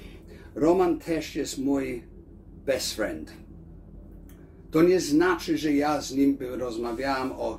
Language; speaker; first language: Polish; early bilingual, heritage; Polish